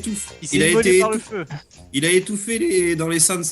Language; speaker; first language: French; native; French